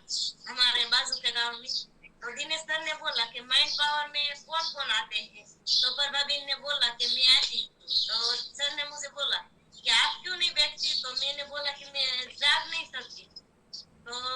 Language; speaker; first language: Hindi; non-native, local second language; Gujarati